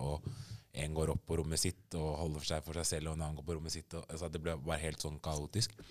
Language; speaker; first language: Norwegian; early bilingual, other home language; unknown